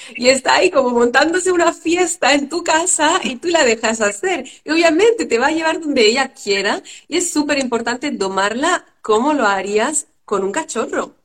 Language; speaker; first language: Spanish; non-native, fluent; French